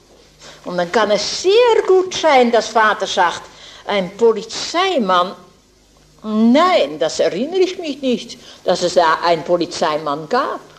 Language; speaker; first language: German; non-native, fluent; Dutch